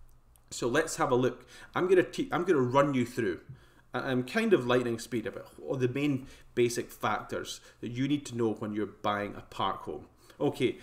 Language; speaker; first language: English; native; English